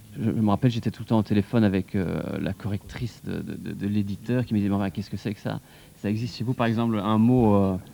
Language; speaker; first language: French; native; French